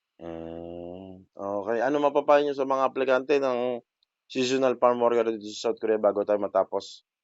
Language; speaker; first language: Filipino; native; Filipino